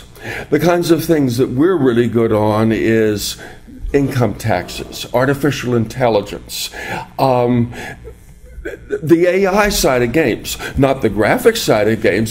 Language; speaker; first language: English; native; English